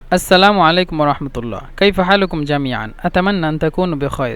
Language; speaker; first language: Arabic; non-native, fluent; Bangla